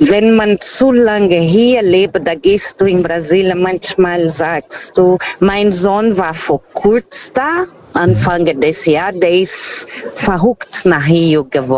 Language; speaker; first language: German; non-native, fluent; Portuguese